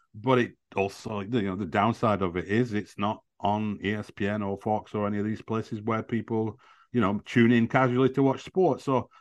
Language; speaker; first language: English; native; English